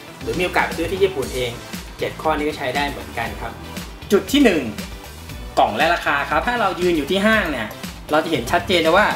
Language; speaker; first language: Thai; native; Thai